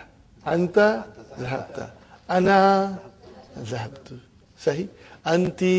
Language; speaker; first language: Arabic; non-native, fluent; Urdu